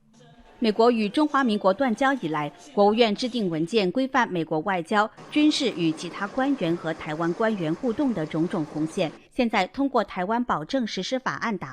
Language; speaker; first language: Chinese; native; Chinese